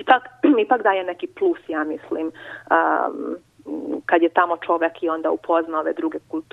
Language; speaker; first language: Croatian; non-native, local second language; Hungarian